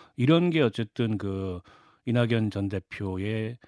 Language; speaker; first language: Korean; native; Korean